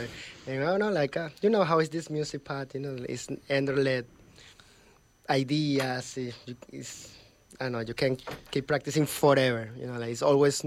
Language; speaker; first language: English; non-native, fluent; Spanish